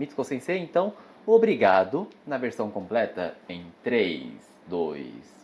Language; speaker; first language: Portuguese; native; Portuguese